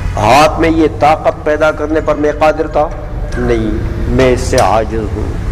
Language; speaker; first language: Urdu; non-native, local second language; Pashto